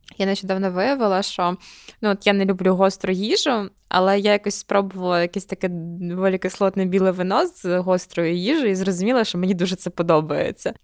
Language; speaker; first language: Ukrainian; native; Ukrainian